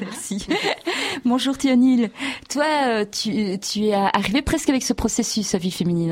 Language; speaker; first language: French; native; French